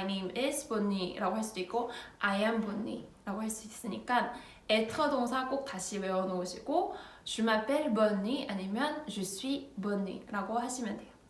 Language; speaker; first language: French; non-native, fluent; Korean